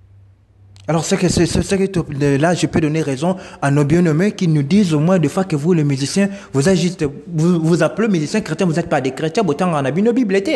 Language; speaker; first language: French; non-native, local second language; Lingala